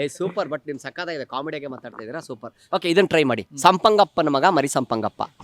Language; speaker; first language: Kannada; native; Kannada